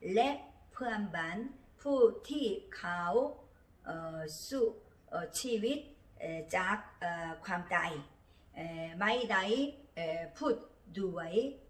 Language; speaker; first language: Thai; non-native, learner; Korean